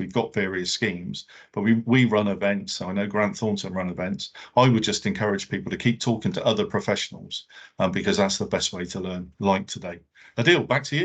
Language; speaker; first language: English; native; English